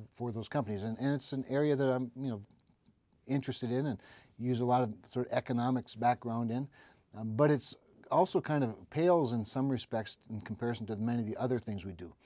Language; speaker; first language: English; native; English